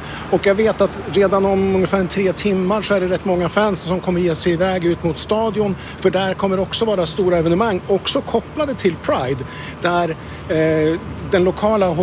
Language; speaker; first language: Swedish; native; Swedish